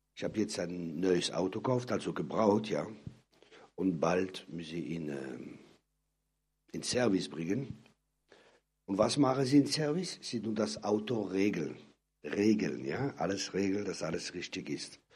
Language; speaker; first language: German; non-native, local second language; French